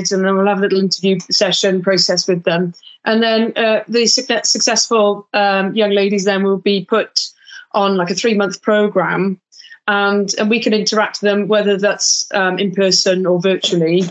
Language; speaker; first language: English; native; English